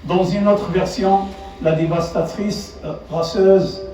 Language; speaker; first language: French; non-native, local second language; Arabic